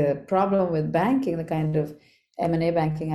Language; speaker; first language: English; non-native, local second language; Bangla